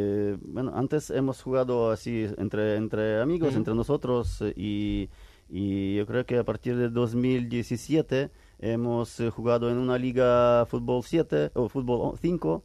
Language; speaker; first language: Spanish; non-native, fluent; Ukrainian